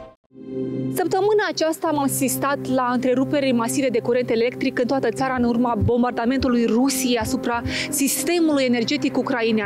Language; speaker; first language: Romanian; native; Romanian